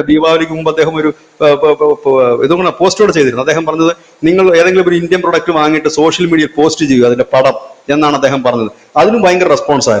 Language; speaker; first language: Malayalam; native; Malayalam